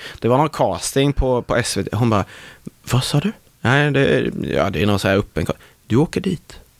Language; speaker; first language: Swedish; native; Swedish